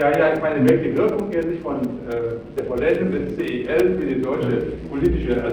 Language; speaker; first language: German; native; German